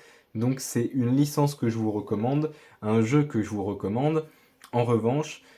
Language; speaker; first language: French; native; French